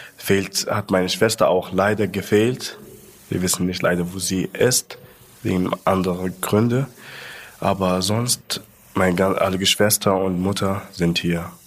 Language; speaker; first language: German; non-native, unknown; Arabic